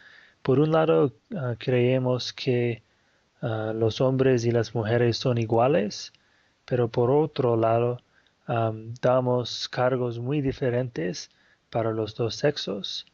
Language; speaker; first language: Spanish; non-native, fluent; Portuguese